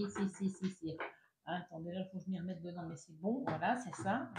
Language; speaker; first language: French; native; French